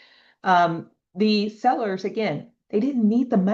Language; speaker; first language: English; native; English